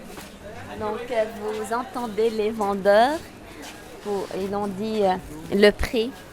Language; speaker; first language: French; non-native, local second language; Arabic